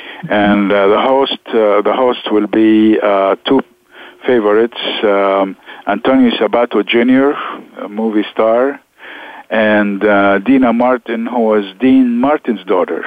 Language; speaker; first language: English; non-native, fluent; Arabic